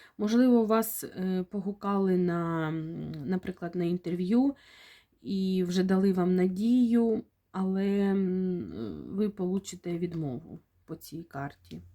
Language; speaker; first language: Ukrainian; non-native, local second language; Russian